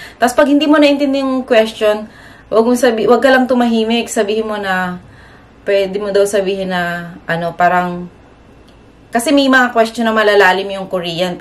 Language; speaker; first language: Filipino; native; Filipino